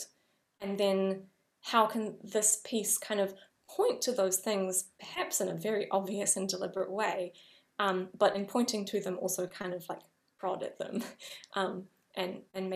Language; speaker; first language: English; native; English